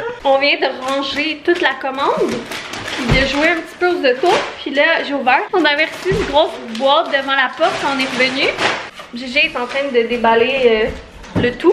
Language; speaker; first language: French; native; French